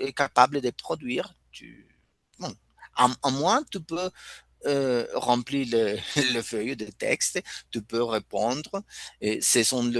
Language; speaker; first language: French; non-native, fluent; Spanish